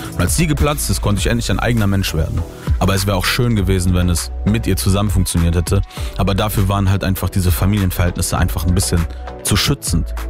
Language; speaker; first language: German; early bilingual, other home language; Italian